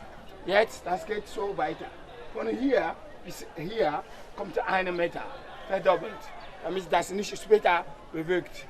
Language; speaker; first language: German; non-native, learner; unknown